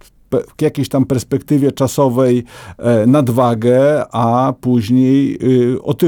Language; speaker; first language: Polish; native; Polish